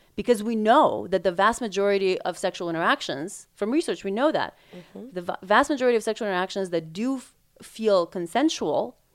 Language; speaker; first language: English; non-native, fluent; Macedonian